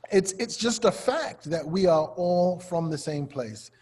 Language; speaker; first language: English; native; English